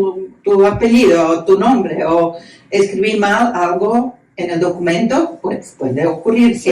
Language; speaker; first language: Spanish; non-native, fluent; Croatian